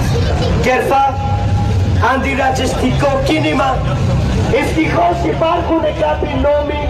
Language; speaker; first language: Greek; non-native, fluent; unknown